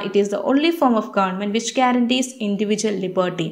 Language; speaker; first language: English; non-native, local second language; Malayalam